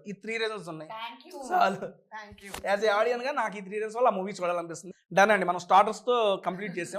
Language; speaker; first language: Telugu; native; Telugu